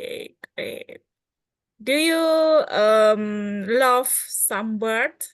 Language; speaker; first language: English; non-native, learner; Indonesian